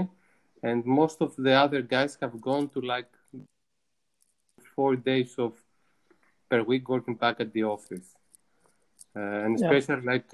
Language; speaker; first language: English; non-native, fluent; Greek